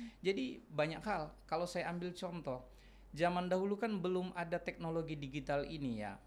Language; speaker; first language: Indonesian; non-native, local second language; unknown